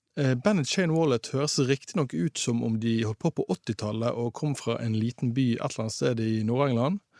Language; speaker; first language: Norwegian; native; Norwegian